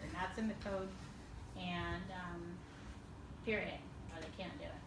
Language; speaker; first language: English; native; English